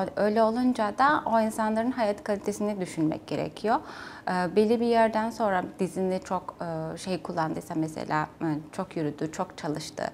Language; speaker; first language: Turkish; non-native, fluent; Mongolian